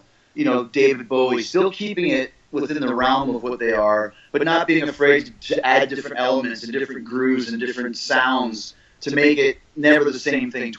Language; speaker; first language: English; native; English